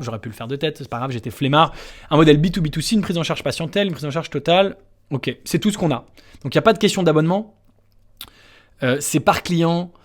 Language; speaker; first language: French; native; French